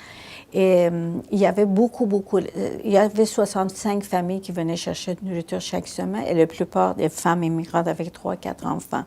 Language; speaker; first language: French; non-native, local second language; Arabic